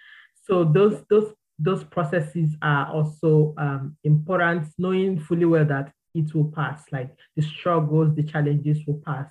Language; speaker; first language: English; non-native, local second language; Igbo